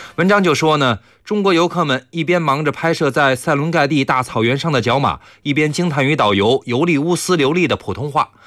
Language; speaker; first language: Chinese; native; Chinese